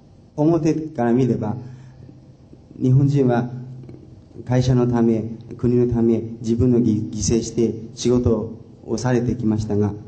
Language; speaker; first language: Japanese; non-native, fluent; Chinese